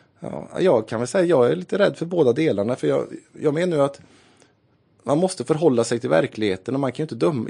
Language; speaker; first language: Swedish; native; Swedish